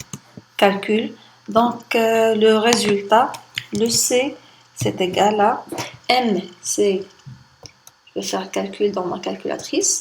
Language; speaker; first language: French; non-native, local second language; Arabic